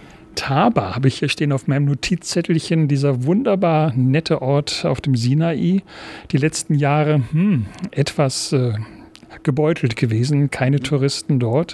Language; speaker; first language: German; native; German